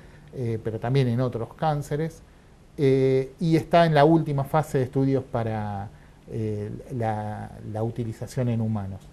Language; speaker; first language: Spanish; native; Spanish